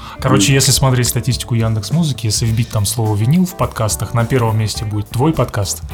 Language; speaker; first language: Russian; native; Russian